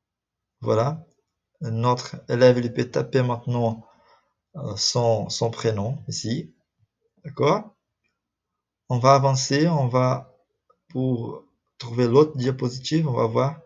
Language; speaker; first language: French; non-native, fluent; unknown